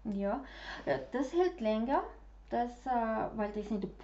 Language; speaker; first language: German; non-native, fluent; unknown